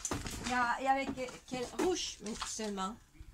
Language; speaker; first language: French; non-native, learner; Spanish